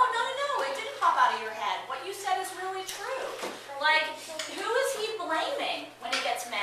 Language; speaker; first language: English; native; English